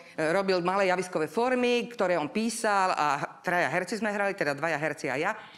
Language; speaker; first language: Slovak; native; Slovak